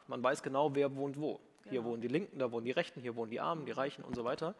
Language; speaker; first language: German; native; German